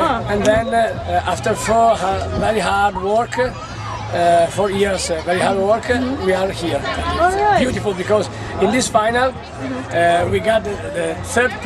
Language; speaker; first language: English; non-native, learner; Italian